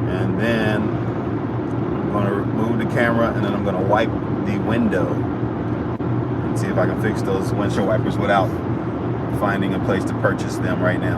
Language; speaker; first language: English; native; English